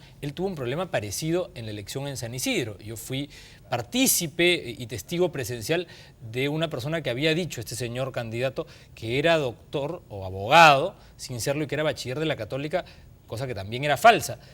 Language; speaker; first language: Spanish; native; Spanish